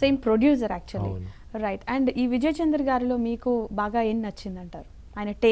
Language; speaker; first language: Telugu; native; Telugu